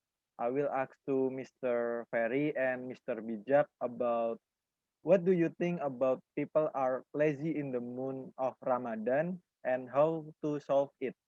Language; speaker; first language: English; non-native, learner; Indonesian